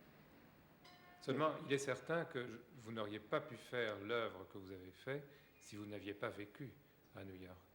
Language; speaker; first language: French; native; French